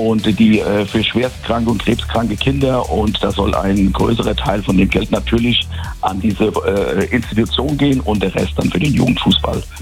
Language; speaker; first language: German; native; German